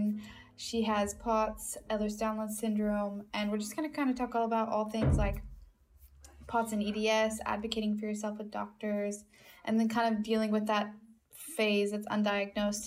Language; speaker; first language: English; native; English